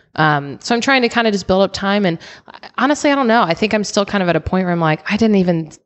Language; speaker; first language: English; native; English